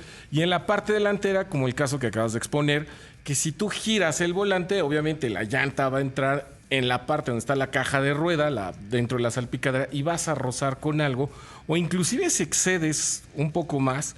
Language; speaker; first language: Spanish; native; Spanish